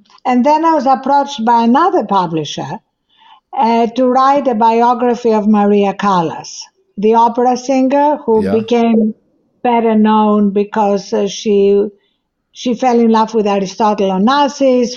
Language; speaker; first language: English; non-native, fluent; Greek